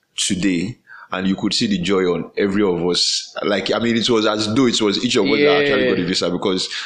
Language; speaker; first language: English; non-native, local second language; Yoruba